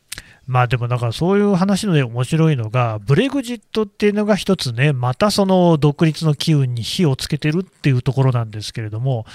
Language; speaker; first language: Japanese; native; Japanese